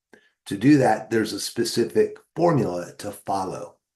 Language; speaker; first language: English; native; English